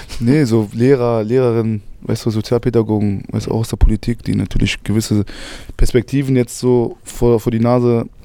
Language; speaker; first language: German; native; German